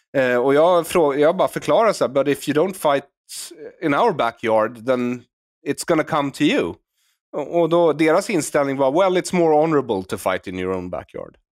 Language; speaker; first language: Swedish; native; Swedish